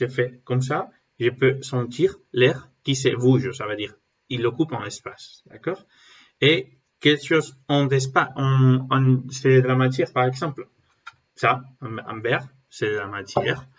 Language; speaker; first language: French; non-native, learner; Spanish